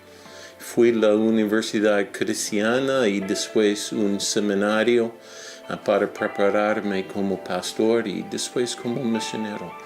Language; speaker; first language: Spanish; non-native, fluent; English